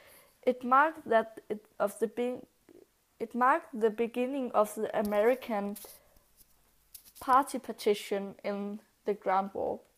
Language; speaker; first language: English; non-native, learner; Danish